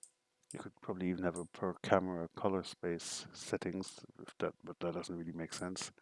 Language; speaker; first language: English; non-native, fluent; German